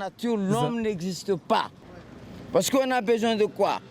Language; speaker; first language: French; non-native, local second language; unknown